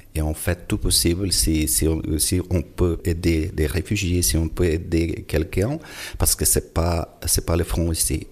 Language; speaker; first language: French; non-native, fluent; Ukrainian